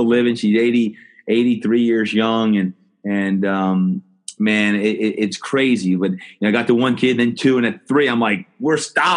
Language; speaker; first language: English; native; English